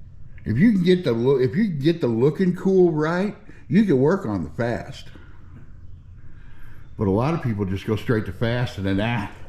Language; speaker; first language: English; native; English